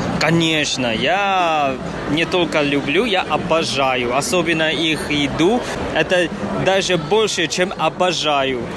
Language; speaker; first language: Russian; non-native, fluent; Chinese